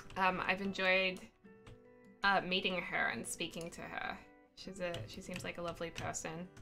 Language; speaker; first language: English; native; English